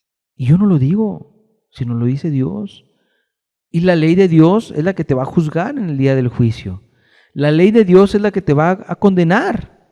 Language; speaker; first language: Spanish; native; Spanish